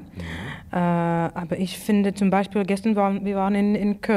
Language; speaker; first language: German; non-native, fluent; English